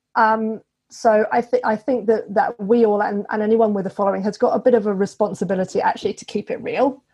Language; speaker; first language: English; native; English